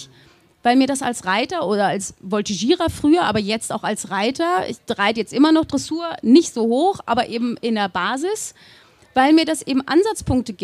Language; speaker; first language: German; native; German